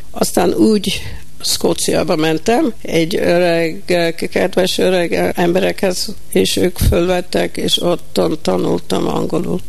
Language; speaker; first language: Hungarian; early bilingual, heritage; Hungarian